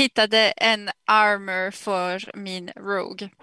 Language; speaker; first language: Swedish; non-native, fluent; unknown